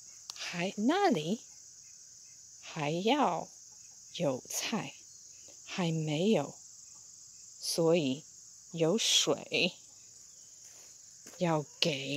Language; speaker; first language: Chinese; non-native, fluent; English